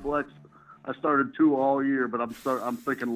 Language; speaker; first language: English; native; English